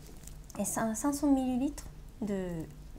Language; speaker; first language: French; non-native, learner; Japanese